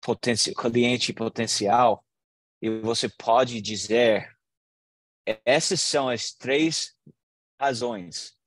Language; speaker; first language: Portuguese; non-native, learner; English